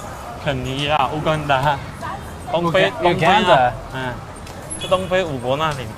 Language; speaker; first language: Chinese; native; Chinese